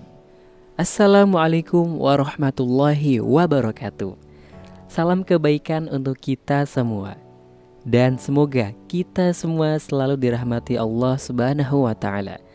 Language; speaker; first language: Indonesian; native; Indonesian